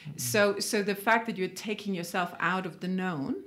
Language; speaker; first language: English; non-native, fluent; Danish